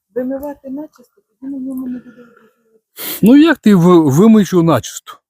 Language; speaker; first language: Ukrainian; non-native, fluent; Romanian